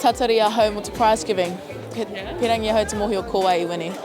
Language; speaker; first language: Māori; non-native, local second language; English